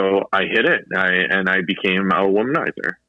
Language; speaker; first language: English; native; English